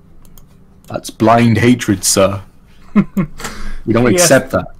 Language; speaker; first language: English; native; English